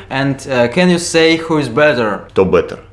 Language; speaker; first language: English; non-native, learner; Russian